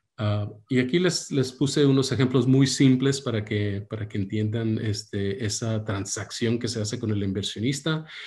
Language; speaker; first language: Spanish; early bilingual, heritage; Spanish